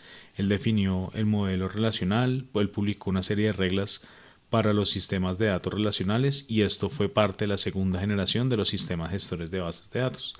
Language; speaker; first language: Spanish; native; Spanish